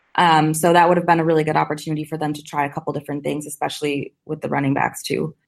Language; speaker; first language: English; native; English